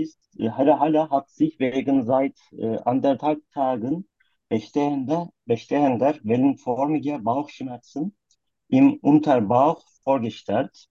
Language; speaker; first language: German; non-native, learner; Turkish